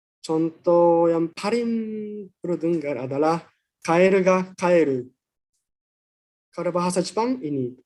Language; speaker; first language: Indonesian; non-native, fluent; Japanese